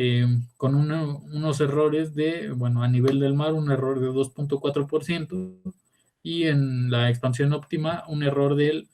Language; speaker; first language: Spanish; native; Spanish